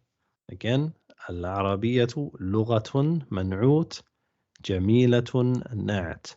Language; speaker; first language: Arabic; non-native, fluent; English